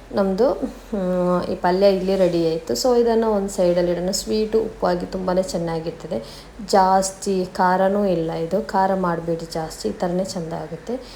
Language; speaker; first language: Kannada; non-native, local second language; Badaga